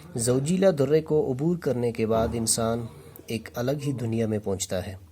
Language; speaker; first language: Urdu; native; Urdu